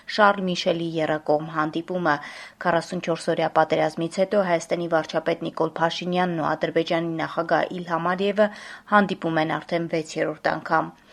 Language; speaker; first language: Armenian; native; Armenian